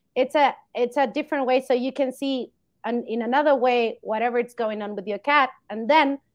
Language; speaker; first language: English; non-native, fluent; Spanish